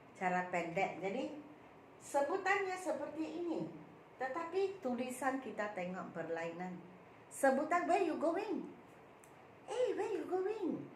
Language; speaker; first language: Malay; non-native, local second language; Min Nan Chinese